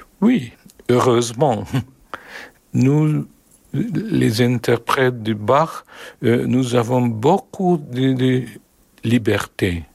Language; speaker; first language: French; non-native, learner; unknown